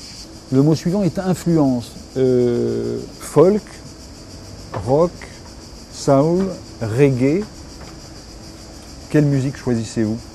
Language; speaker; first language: French; native; French